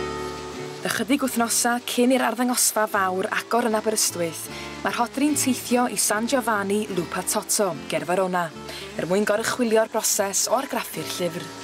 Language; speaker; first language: Welsh; native; Welsh